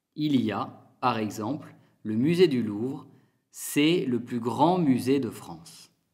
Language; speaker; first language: French; native; French